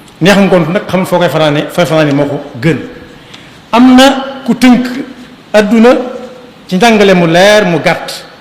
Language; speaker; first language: Wolof; native; Wolof